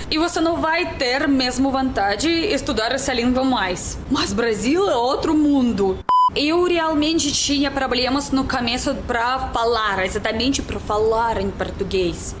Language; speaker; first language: Portuguese; non-native, learner; Russian